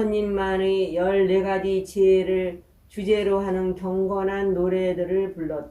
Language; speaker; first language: Korean; native; Korean